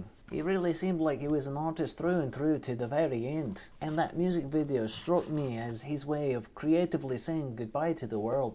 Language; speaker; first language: English; native; English